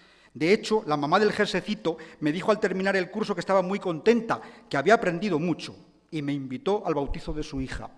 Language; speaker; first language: Spanish; native; Spanish